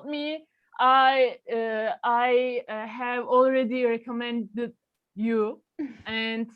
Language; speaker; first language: English; non-native, learner; Turkish